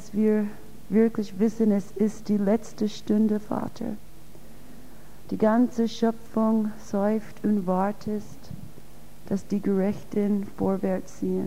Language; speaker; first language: German; non-native, fluent; English